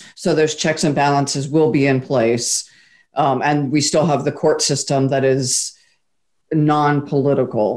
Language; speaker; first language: English; native; English